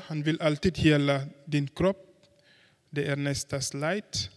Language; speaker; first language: Swedish; non-native, fluent; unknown